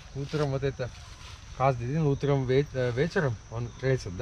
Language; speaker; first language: Russian; non-native, learner; Sinhala